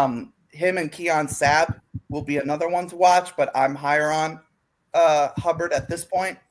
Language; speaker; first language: English; native; English